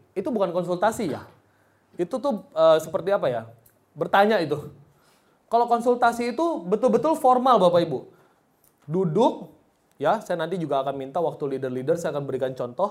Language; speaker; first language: Indonesian; native; Indonesian